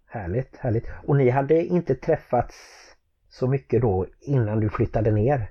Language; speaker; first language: Swedish; native; Swedish